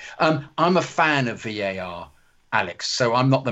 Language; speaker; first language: English; native; English